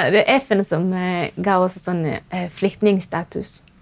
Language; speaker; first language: Norwegian; non-native, fluent; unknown